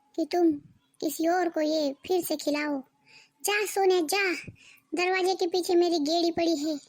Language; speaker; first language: Hindi; non-native, local second language; Marathi